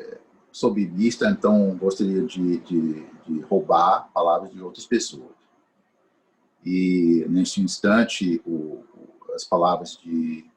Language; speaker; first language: Portuguese; non-native, fluent; English